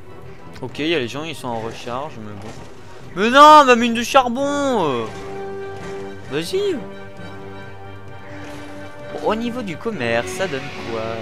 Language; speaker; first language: French; native; French